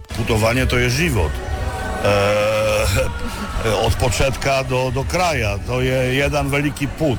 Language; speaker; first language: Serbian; non-native, learner; Polish